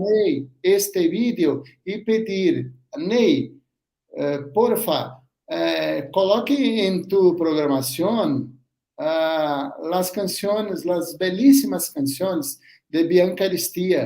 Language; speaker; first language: Spanish; non-native, learner; Portuguese